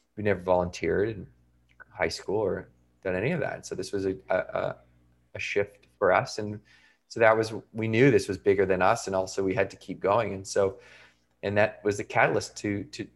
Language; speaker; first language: English; native; English